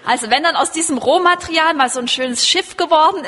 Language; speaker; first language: German; native; German